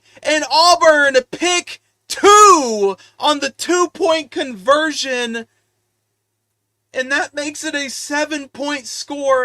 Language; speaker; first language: English; native; English